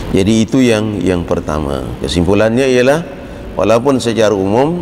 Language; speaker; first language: Malay; native; Malay